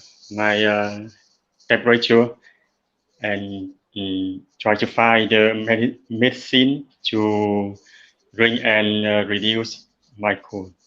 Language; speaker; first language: English; non-native, learner; Vietnamese